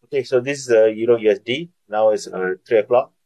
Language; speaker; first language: English; non-native, local second language; Malay